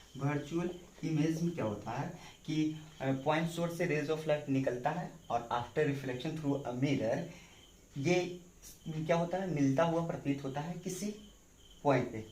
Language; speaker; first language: Hindi; native; Hindi